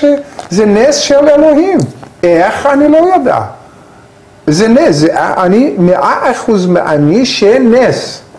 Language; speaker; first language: Hebrew; non-native, learner; Persian